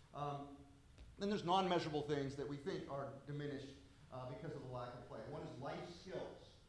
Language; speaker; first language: English; native; English